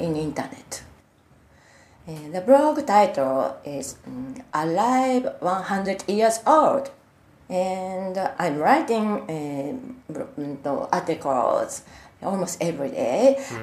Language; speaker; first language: English; non-native, learner; Japanese